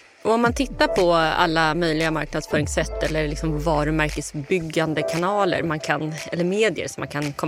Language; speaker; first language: Swedish; native; Swedish